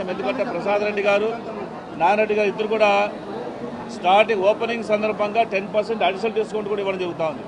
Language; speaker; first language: Telugu; native; Telugu